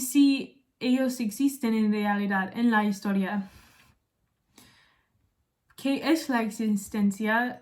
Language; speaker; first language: Spanish; non-native, learner; English